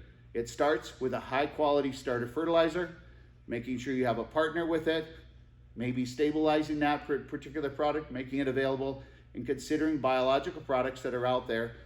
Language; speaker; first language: English; native; English